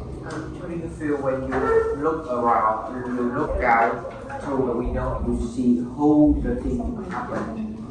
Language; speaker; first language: English; non-native, learner; Vietnamese